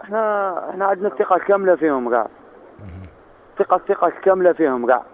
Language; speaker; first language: Arabic; native; Arabic